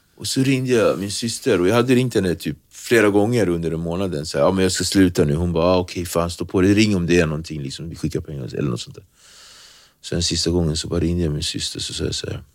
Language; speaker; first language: Swedish; early bilingual, other home language; Kabuverdianu